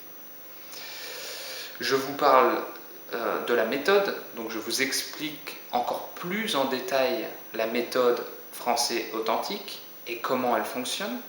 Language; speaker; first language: French; native; French